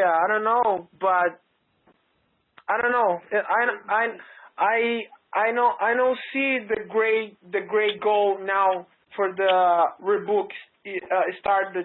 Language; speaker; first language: English; non-native, learner; Portuguese